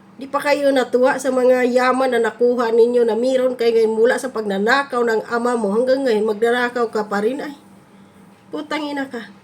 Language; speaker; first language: Filipino; non-native, local second language; Cebuano